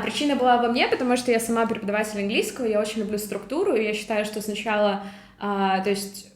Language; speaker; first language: Russian; native; Russian